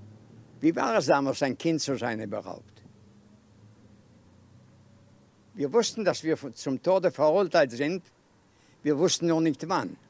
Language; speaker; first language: German; non-native, fluent; Yiddish